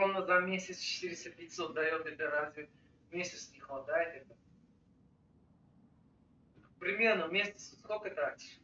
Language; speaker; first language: Russian; non-native, learner; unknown